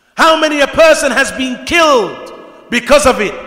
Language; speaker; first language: English; native; English